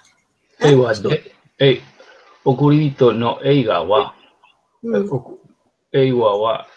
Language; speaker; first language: Japanese; non-native, learner; Spanish